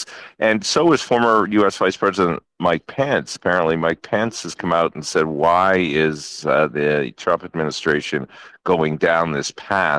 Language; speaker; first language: English; native; English